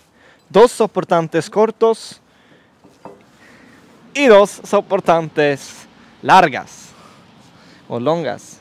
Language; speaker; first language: Spanish; non-native, learner; Swedish